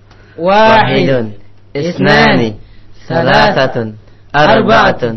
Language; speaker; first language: Arabic; non-native, learner; Indonesian